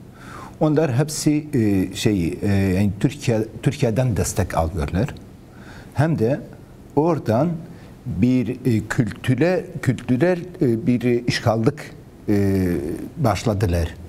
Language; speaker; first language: Turkish; non-native, learner; Kurdish